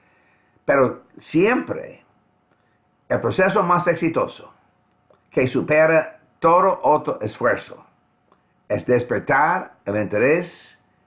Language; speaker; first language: Spanish; non-native, fluent; English